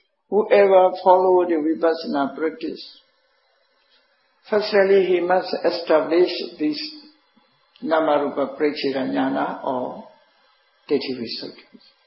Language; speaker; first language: English; non-native, fluent; Burmese